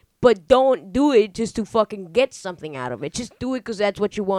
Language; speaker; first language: English; native; English